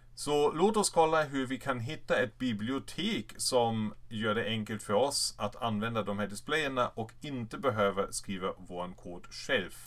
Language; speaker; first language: Swedish; non-native, fluent; German